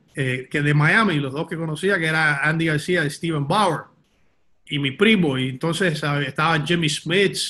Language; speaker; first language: Spanish; early bilingual, heritage; Spanish